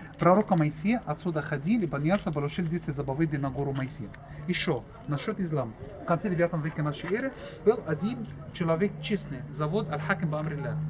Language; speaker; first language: Russian; non-native, learner; Arabic